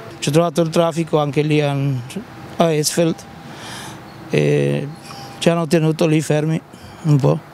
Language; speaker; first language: Italian; non-native, fluent; Romanian